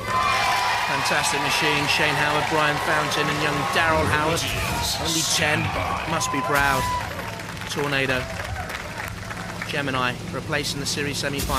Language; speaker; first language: English; native; English